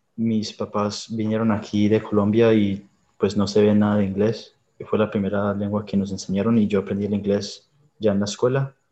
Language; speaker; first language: Spanish; early bilingual, heritage; Spanish